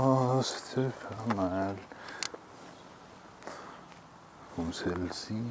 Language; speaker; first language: French; non-native, learner; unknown